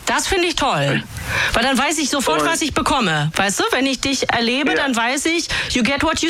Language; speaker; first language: German; native; German